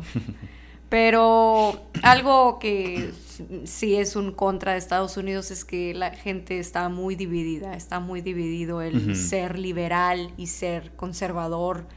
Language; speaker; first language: Spanish; native; Spanish